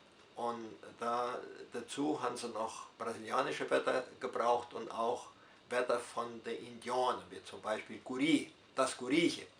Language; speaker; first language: German; early bilingual, heritage; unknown